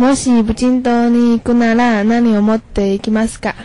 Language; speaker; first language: Japanese; non-native, learner; Chinese